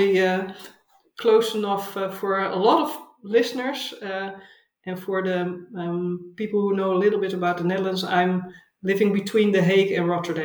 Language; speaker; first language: English; non-native, fluent; Dutch